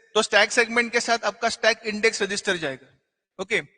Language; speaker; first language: Hindi; non-native, local second language; Marathi